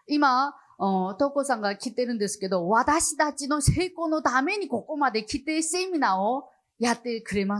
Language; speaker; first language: Japanese; non-native, fluent; Chinese